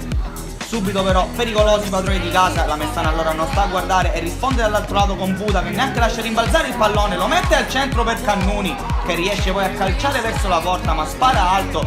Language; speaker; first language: Italian; native; Italian